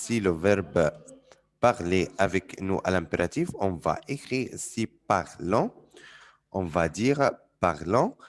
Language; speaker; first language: French; non-native, fluent; Arabic